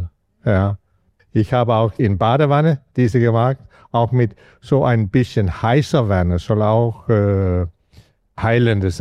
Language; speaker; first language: German; non-native, fluent; Danish